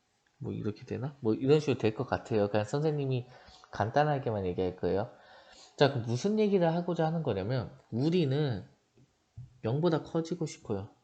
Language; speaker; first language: Korean; native; Korean